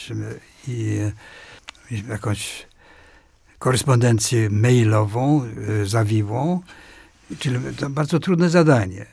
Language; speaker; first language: Polish; non-native, fluent; Swedish